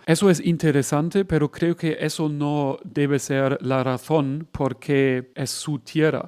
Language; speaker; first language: Spanish; non-native, fluent; German